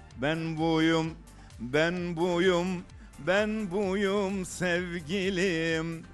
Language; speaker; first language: Turkish; native; Turkish